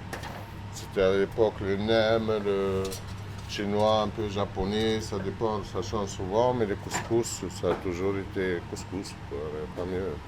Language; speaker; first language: French; early bilingual, other home language; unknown